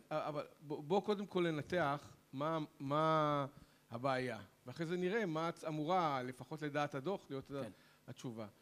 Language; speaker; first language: Hebrew; native; Hebrew